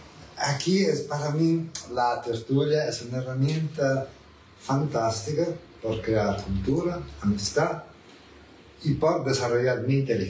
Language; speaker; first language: Spanish; non-native, learner; Italian